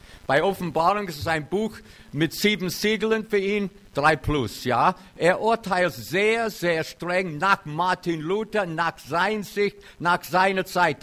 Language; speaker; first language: German; non-native, fluent; English